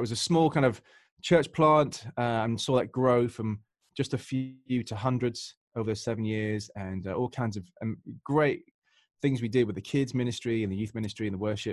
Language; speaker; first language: English; native; English